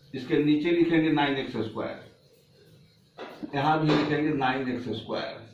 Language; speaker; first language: Hindi; native; Hindi